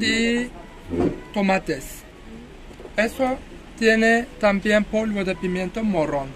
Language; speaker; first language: Spanish; non-native, fluent; Turkish